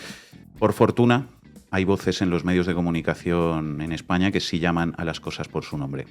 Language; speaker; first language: Spanish; native; Spanish